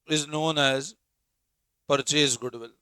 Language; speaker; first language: Hindi; native; Hindi